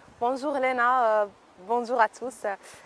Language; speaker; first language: French; non-native, local second language; Arabic